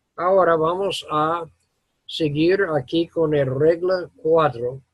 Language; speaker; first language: Spanish; non-native, fluent; English